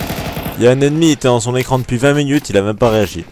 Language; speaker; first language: French; native; French